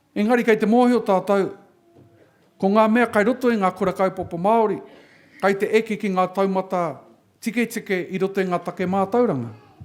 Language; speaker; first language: Māori; native; Māori